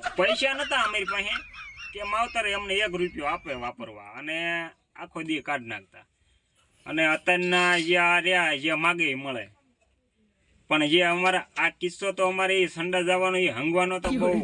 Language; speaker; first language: Gujarati; native; Gujarati